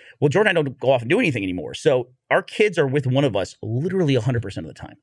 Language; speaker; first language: English; native; English